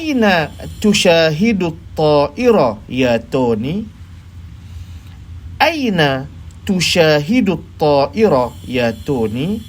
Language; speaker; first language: Arabic; non-native, fluent; Malay